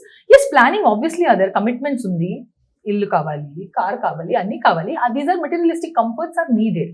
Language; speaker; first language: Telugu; non-native, learner; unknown